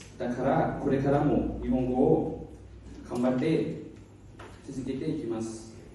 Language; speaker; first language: Japanese; non-native, learner; Hmong